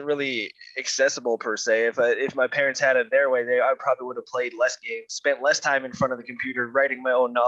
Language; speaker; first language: English; native; English